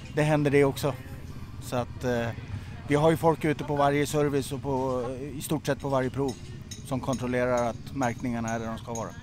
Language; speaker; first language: Swedish; native; Swedish